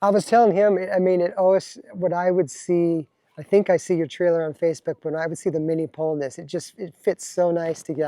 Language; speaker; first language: English; native; English